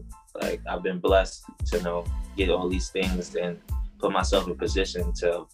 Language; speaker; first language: English; native; English